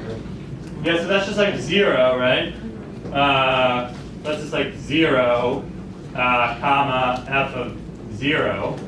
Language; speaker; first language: English; native; English